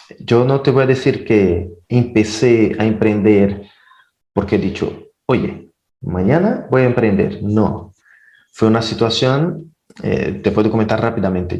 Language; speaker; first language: Spanish; non-native, fluent; Portuguese